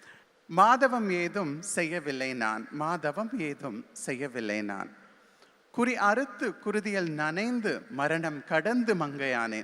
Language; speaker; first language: Tamil; native; Tamil